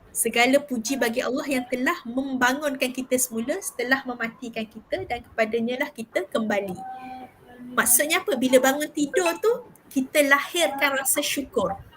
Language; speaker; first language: Malay; native; Malay